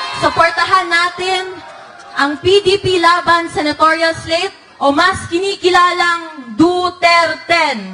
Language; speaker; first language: Filipino; non-native, local second language; Chavacano